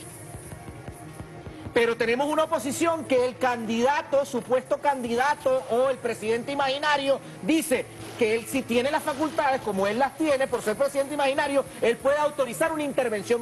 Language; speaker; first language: Spanish; native; Spanish